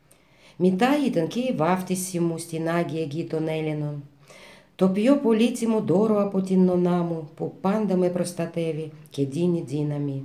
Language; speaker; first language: Greek; non-native, fluent; Russian